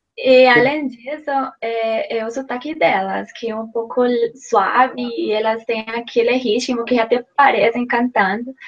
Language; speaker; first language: Portuguese; non-native, fluent; Spanish